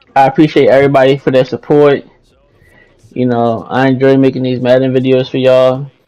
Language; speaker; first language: English; native; English